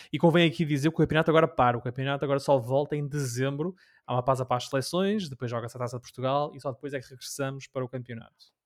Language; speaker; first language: Portuguese; native; Portuguese